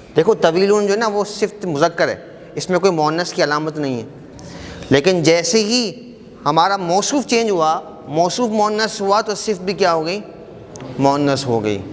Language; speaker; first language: Urdu; native; Urdu